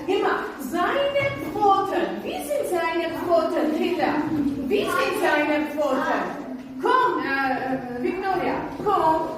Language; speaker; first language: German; non-native, learner; Armenian